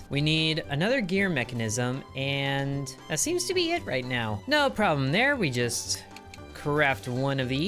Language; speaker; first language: English; native; English